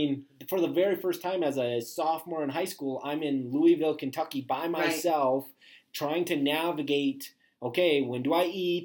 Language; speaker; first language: English; native; English